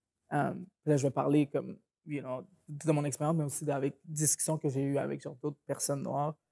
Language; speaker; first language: French; native; French